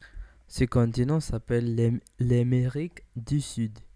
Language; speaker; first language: French; non-native, learner; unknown